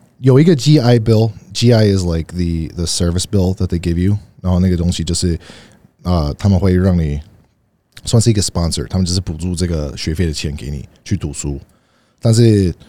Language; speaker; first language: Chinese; early bilingual, heritage; Chinese